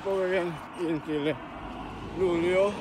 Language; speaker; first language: Swedish; non-native, learner; Spanish